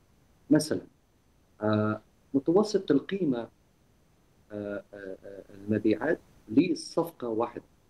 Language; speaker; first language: Arabic; non-native, fluent; Chinese